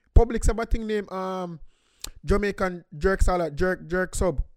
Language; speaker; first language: English; non-native, local second language; Jamaican Creole English